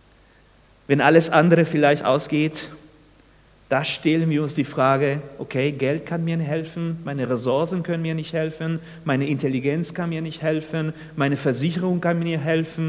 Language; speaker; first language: German; non-native, fluent; Spanish